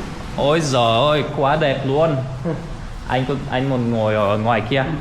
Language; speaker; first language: Vietnamese; non-native, fluent; Russian